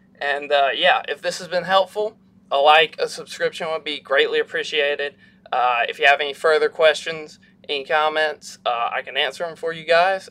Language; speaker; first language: English; native; English